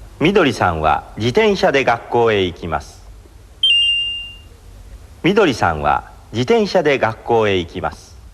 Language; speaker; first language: Japanese; native; Japanese